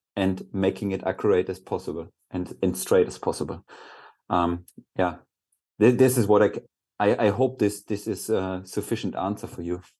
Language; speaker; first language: English; non-native, fluent; German